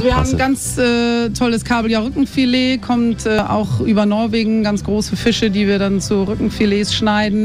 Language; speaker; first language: German; native; German